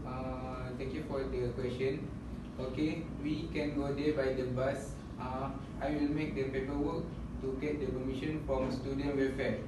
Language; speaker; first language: English; non-native, learner; Malay